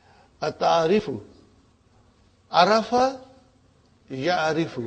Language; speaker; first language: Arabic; non-native, fluent; Urdu